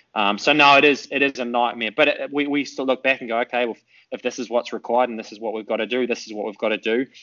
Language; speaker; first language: English; native; English